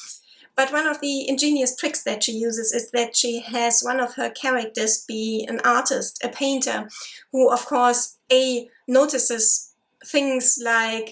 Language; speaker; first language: English; non-native, fluent; German